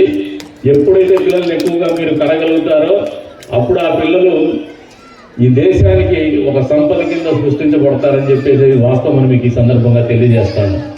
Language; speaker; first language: Telugu; native; Telugu